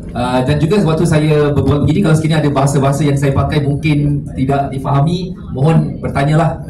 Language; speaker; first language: Malay; native; Malay